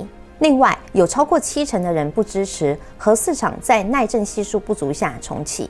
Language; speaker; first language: Chinese; native; Chinese